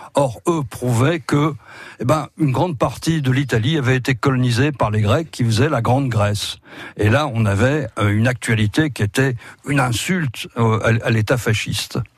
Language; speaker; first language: French; native; French